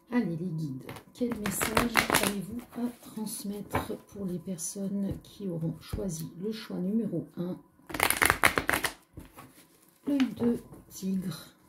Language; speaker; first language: French; native; French